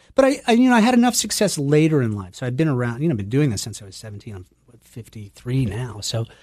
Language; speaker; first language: English; native; English